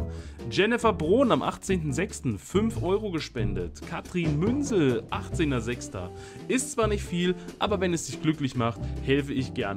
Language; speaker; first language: German; native; German